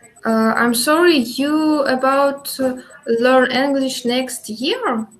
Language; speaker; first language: English; non-native, learner; Russian